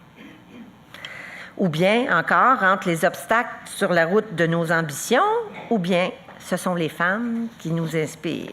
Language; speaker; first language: French; native; French